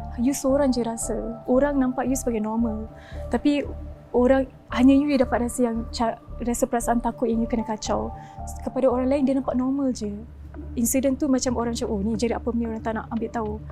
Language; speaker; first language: Malay; native; Malay